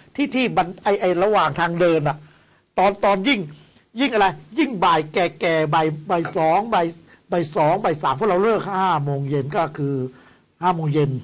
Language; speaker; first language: Thai; native; Thai